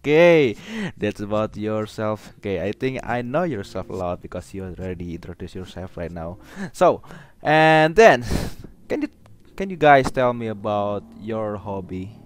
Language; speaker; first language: English; non-native, learner; Indonesian